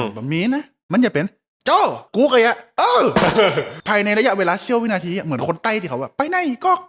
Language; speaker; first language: Thai; native; Thai